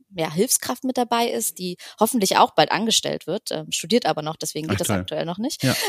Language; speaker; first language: German; native; German